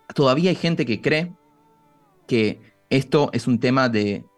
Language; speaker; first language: Spanish; native; Spanish